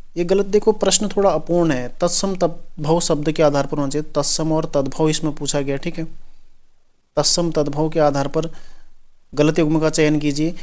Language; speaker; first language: Hindi; native; Hindi